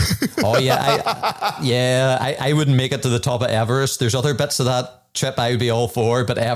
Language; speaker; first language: English; native; English